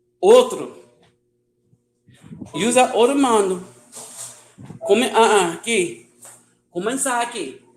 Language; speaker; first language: Portuguese; non-native, learner; English